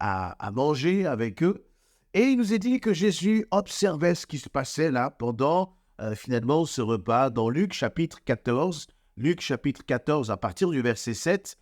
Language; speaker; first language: French; native; French